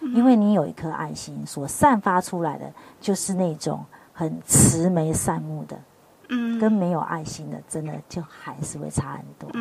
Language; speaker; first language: Chinese; native; Chinese